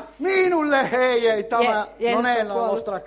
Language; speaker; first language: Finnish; non-native, learner; Italian